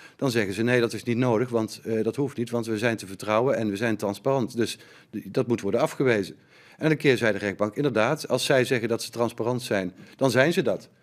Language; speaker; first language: Dutch; native; Dutch